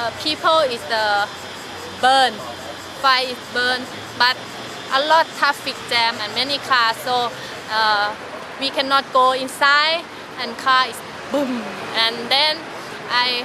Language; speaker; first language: English; non-native, learner; Thai